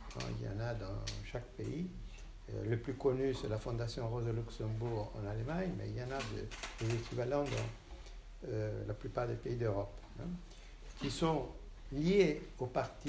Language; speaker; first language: French; non-native, fluent; Portuguese